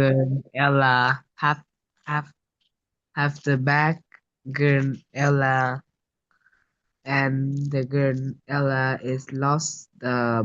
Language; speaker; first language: English; non-native, learner; Vietnamese